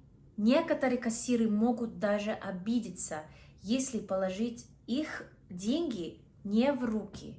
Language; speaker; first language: Russian; non-native, fluent; English